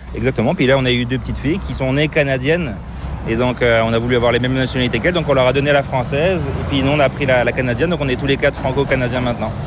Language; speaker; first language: French; native; French